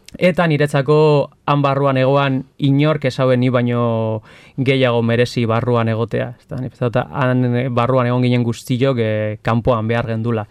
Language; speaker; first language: Basque; non-native, local second language; Spanish